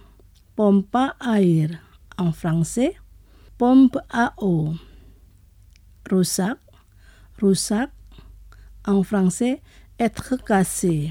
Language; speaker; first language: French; non-native, fluent; Indonesian